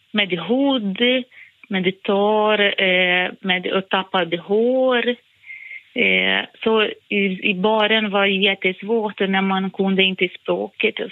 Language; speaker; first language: Swedish; non-native, fluent; Portuguese